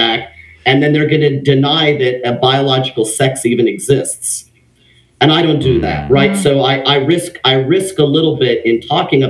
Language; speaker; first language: English; native; English